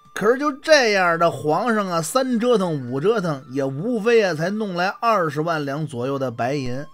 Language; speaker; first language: Chinese; native; Chinese